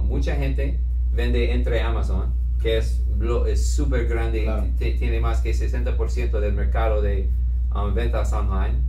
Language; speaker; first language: Spanish; non-native, fluent; English